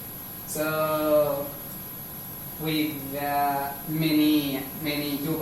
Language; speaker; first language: English; non-native, learner; Indonesian